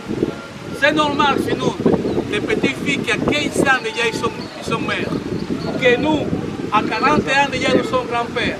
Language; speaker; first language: French; non-native, fluent; Spanish